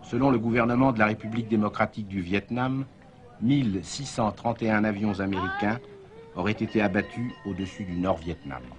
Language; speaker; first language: French; native; French